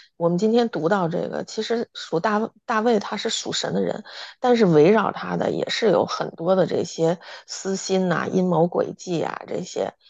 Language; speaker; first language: Chinese; native; Chinese